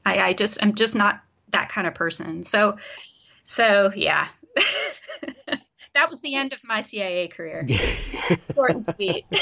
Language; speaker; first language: English; native; English